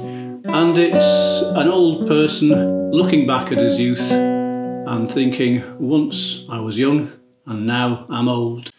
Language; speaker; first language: English; native; English